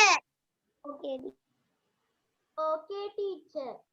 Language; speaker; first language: English; non-native, learner; Sinhala